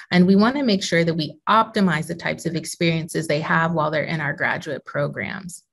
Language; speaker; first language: English; native; English